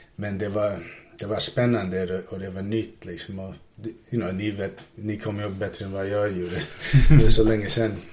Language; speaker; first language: Swedish; early bilingual, heritage; Swedish